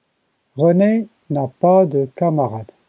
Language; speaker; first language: French; non-native, learner; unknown